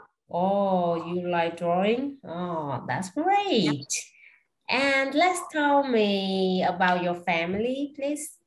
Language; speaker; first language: English; non-native, fluent; Vietnamese